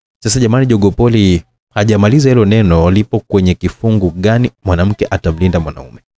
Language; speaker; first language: Swahili; native; Swahili